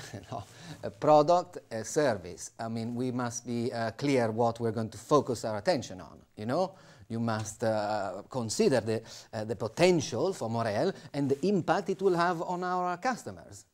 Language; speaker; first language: English; non-native, fluent; Italian